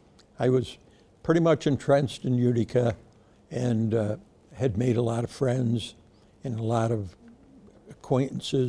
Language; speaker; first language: English; native; English